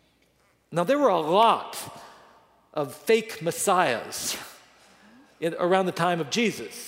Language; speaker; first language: English; native; English